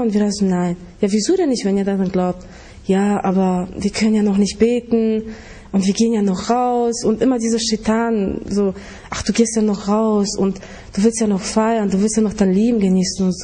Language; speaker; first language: German; early bilingual, other home language; Polish